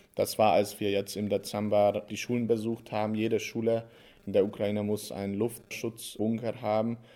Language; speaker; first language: German; non-native, fluent; Hungarian